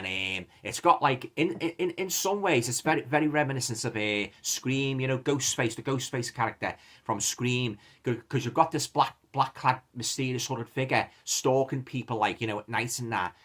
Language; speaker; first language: English; native; English